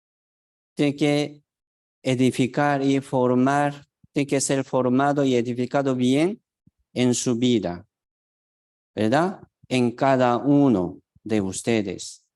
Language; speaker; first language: Spanish; non-native, fluent; Korean